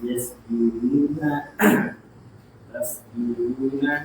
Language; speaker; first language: Arabic; non-native, learner; Indonesian